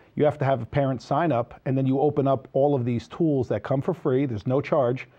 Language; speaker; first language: English; native; English